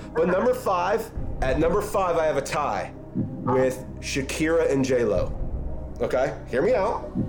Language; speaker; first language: English; native; English